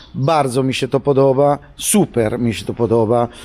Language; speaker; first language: Polish; non-native, fluent; Italian